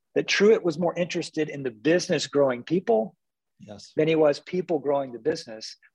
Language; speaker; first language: English; native; English